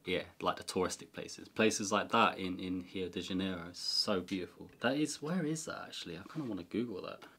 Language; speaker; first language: English; native; English